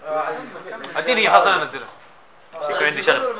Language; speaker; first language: Arabic; native; Arabic